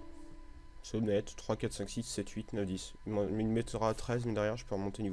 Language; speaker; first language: French; native; French